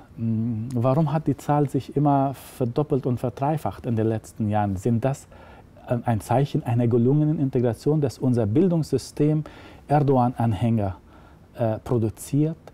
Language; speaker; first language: German; non-native, fluent; Arabic